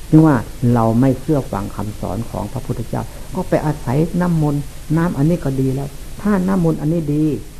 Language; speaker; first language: Thai; non-native, local second language; Lao